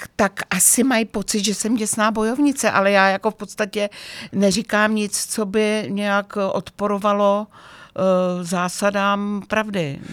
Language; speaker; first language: Czech; native; Czech